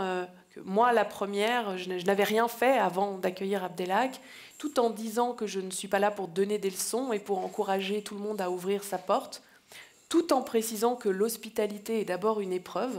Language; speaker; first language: French; native; French